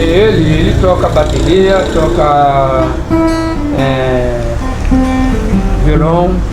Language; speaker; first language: Portuguese; non-native, learner; Haitian Creole